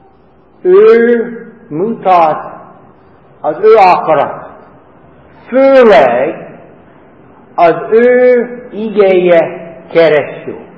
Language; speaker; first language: Hungarian; non-native, learner; English